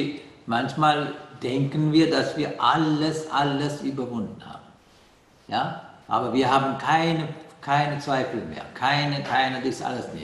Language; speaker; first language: German; non-native, learner; Sinhala